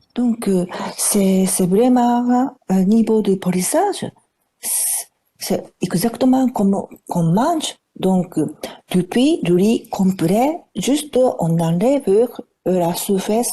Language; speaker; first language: French; non-native, fluent; Japanese